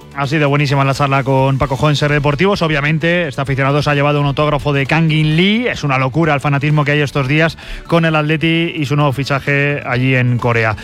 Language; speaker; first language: Spanish; native; Spanish